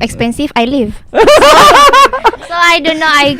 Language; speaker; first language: English; non-native, learner; Indonesian